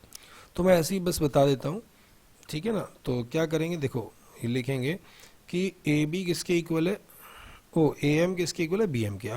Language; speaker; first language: Hindi; native; Hindi